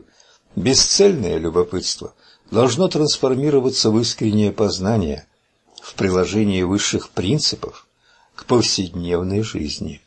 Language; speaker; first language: Russian; native; Russian